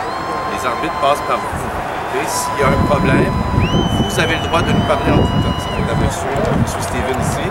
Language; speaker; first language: French; native; French